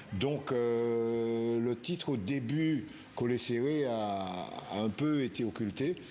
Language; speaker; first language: French; native; French